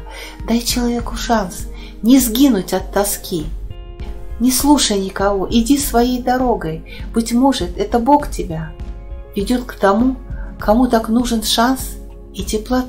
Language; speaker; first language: Russian; native; Russian